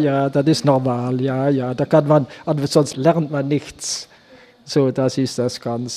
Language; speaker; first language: German; non-native, learner; Dutch